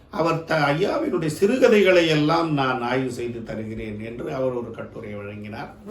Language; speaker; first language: Tamil; native; Tamil